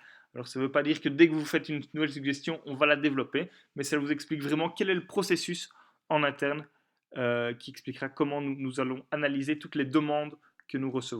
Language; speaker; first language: French; native; French